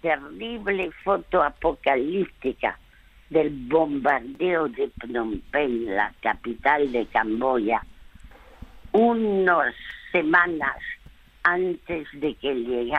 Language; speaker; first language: Spanish; early bilingual, other home language; French